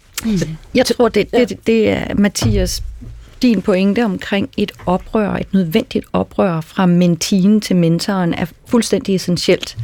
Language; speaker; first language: Danish; native; Danish